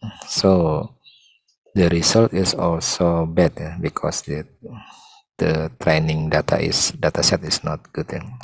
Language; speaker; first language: English; non-native, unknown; Indonesian